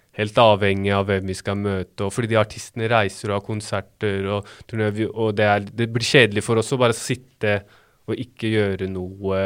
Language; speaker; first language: Norwegian; early bilingual, other home language; Baluchi